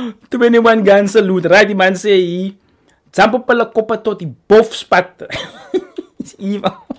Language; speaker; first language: English; non-native, local second language; Afrikaans